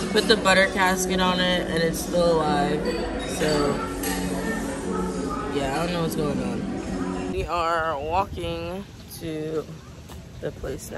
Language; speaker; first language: English; native; English